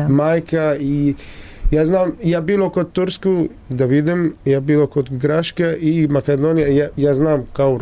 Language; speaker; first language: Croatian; non-native, learner; Arabic